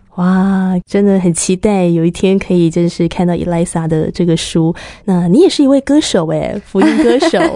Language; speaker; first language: Chinese; native; Chinese